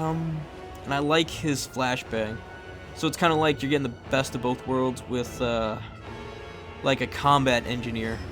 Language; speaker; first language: English; native; English